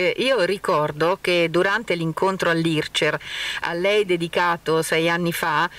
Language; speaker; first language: Italian; native; Italian